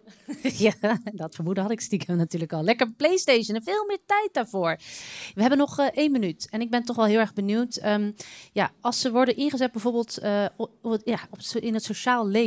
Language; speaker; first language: Dutch; native; Dutch